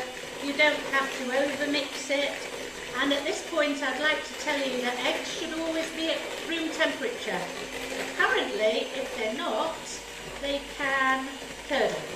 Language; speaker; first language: English; native; English